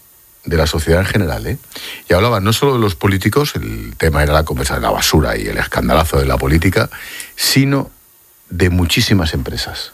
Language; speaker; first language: Spanish; native; Spanish